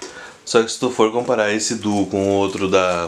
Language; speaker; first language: Portuguese; native; Portuguese